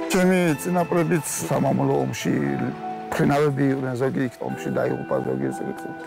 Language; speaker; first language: Georgian; non-native, local second language; Chechen